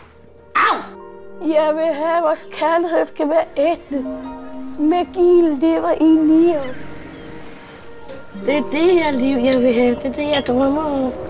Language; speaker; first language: Danish; non-native, learner; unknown